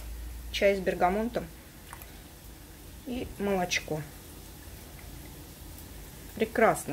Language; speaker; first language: Russian; native; Russian